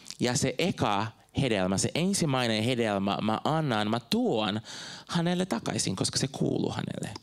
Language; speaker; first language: Finnish; non-native, fluent; Portuguese